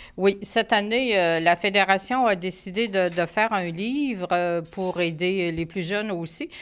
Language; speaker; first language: French; native; French